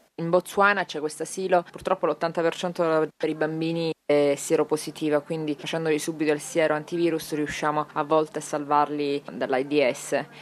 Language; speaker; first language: Italian; native; Italian